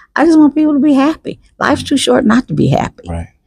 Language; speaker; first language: English; native; English